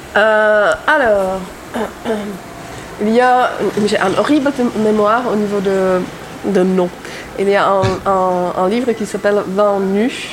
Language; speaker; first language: French; non-native, fluent; Czech